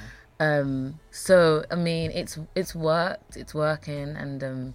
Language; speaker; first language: English; native; English